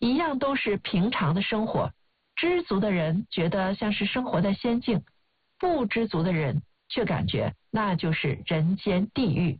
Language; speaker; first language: Chinese; native; Chinese